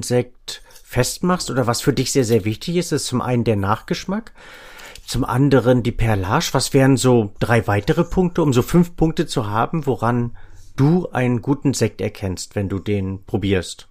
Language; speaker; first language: German; native; German